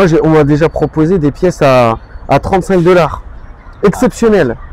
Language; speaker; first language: French; native; French